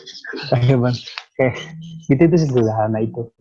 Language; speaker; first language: Indonesian; native; Indonesian